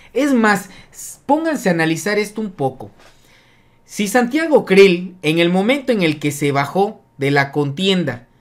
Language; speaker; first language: Spanish; native; Spanish